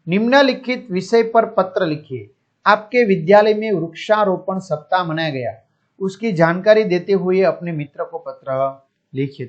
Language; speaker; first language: Hindi; non-native, local second language; Gujarati